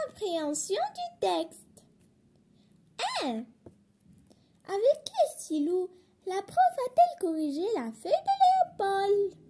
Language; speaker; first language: French; non-native, local second language; Arabic